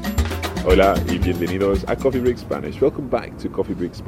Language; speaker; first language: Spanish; non-native, fluent; English